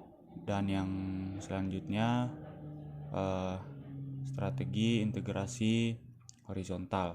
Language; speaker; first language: Indonesian; native; Indonesian